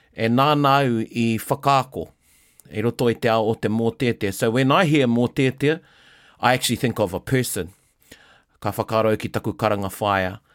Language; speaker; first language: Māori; non-native, local second language; English